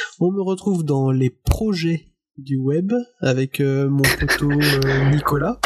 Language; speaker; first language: French; native; French